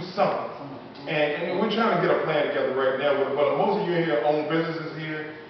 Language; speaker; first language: English; native; English